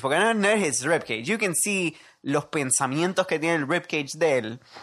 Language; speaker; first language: Spanish; early bilingual, heritage; Spanish